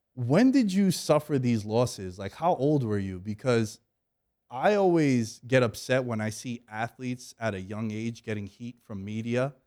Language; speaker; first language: English; early bilingual, other home language; Greek